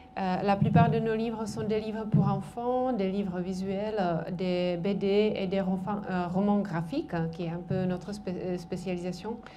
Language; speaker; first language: French; non-native, fluent; Czech